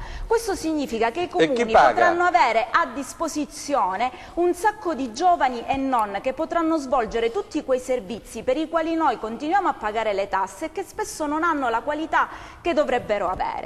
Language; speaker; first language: Italian; native; Italian